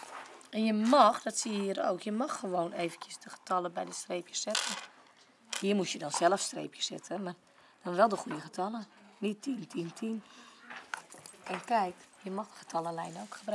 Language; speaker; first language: Dutch; early bilingual, other home language; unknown